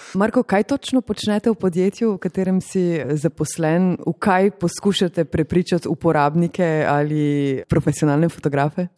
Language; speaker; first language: Slovenian; native; Slovenian